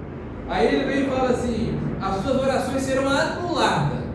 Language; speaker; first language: Portuguese; native; Portuguese